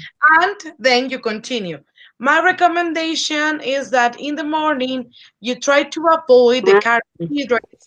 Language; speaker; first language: English; non-native, fluent; Spanish